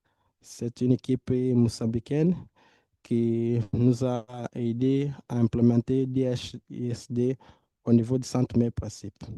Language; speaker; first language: French; non-native, fluent; Portuguese